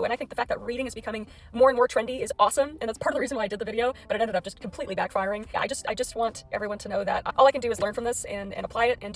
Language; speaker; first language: English; native; English